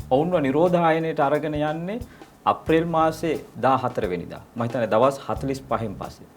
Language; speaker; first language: Sinhala; non-native, local second language; Tamil